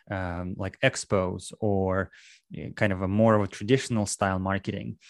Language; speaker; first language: English; non-native, fluent; Russian